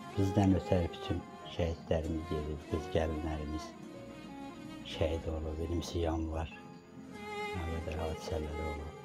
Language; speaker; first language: Azerbaijani; native; Azerbaijani